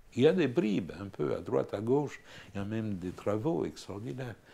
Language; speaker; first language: French; non-native, fluent; Romanian